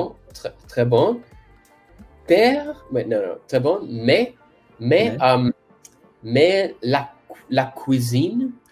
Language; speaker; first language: French; non-native, learner; English